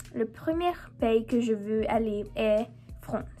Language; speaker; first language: French; non-native, learner; English